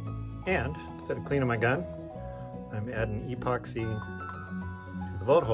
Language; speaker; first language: English; native; English